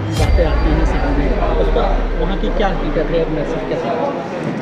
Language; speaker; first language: Hindi; native; Hindi